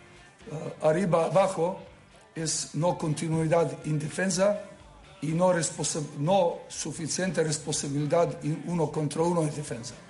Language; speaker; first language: Spanish; non-native, learner; Serbian